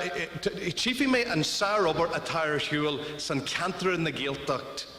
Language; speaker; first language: Irish; non-native, learner; English